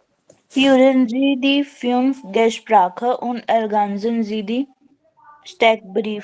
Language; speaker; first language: German; non-native, learner; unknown